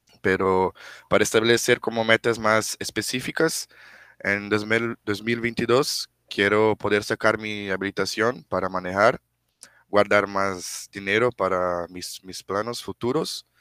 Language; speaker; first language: Spanish; non-native, fluent; Portuguese